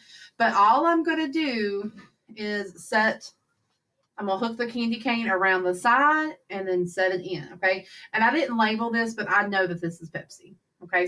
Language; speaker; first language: English; native; English